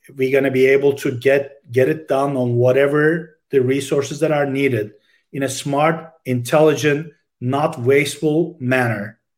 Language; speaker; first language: English; non-native, fluent; Turkish